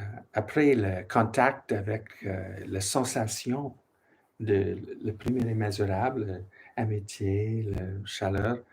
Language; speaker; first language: French; non-native, learner; English